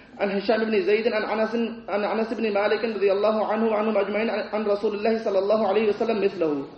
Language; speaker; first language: Arabic; non-native, fluent; Urdu